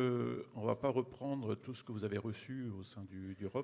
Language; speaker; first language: French; native; French